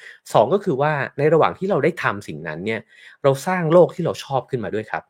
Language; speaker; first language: Thai; native; Thai